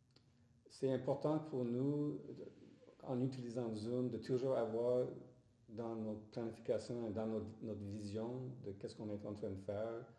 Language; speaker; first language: French; non-native, fluent; English